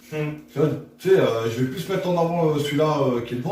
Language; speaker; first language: French; native; French